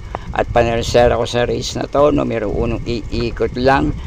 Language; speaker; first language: Filipino; native; Filipino